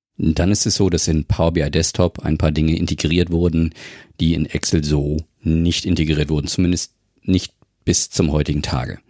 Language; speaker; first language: German; native; German